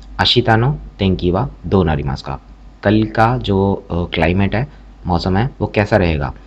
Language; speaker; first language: Hindi; native; Hindi